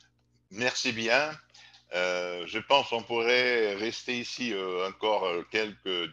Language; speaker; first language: French; non-native, fluent; Portuguese